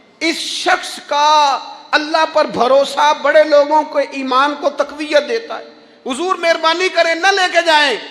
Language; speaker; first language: Urdu; non-native, local second language; Punjabi